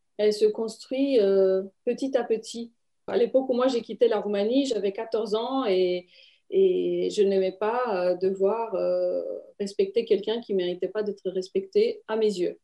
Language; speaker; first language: French; non-native, fluent; Romanian